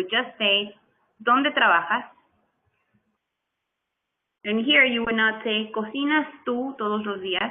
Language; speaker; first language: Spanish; non-native, fluent; English